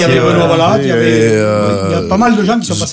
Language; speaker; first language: French; native; French